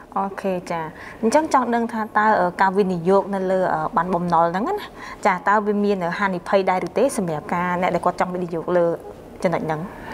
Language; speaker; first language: Khmer; native; Khmer